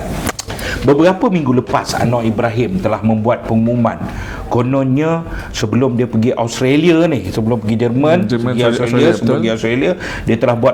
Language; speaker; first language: Malay; native; Malay